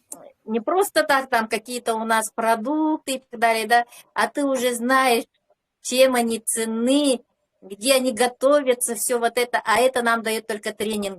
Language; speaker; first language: Russian; native; Russian